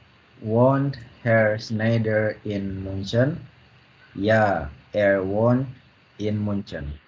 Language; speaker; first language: German; non-native, learner; Indonesian